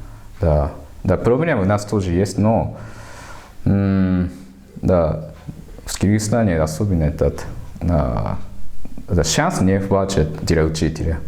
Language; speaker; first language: Russian; non-native, learner; Japanese